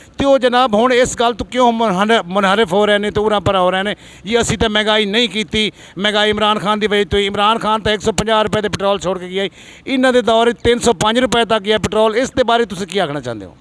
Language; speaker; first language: Punjabi; native; Punjabi